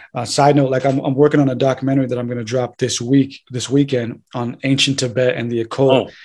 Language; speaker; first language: English; native; English